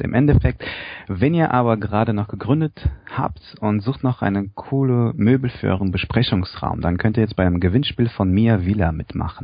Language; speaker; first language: German; native; German